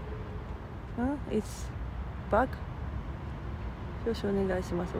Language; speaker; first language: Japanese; non-native, fluent; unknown